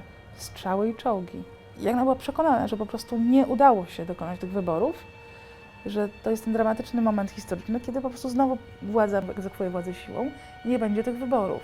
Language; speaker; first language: Polish; native; Polish